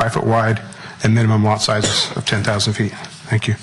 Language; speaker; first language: English; native; English